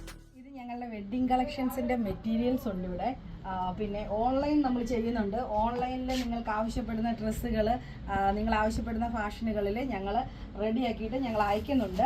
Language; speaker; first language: Malayalam; native; Malayalam